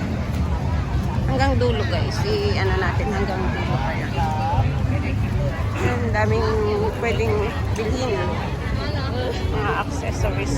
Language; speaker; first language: Filipino; native; Filipino